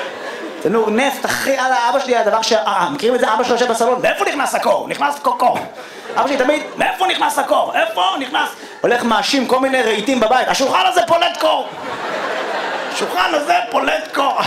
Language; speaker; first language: Hebrew; native; Hebrew